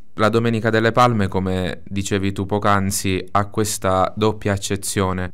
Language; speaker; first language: Italian; native; Italian